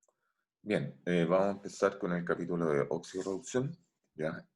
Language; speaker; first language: Spanish; native; Spanish